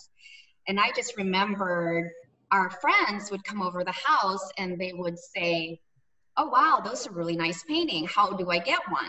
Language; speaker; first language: English; early bilingual, other home language; Cebuano